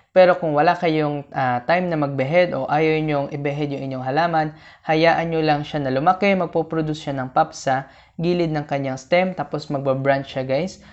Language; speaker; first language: Filipino; native; Filipino